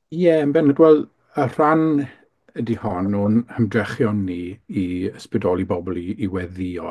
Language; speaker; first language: Welsh; native; Welsh